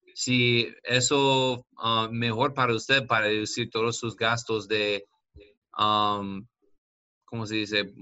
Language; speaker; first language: Spanish; non-native, learner; English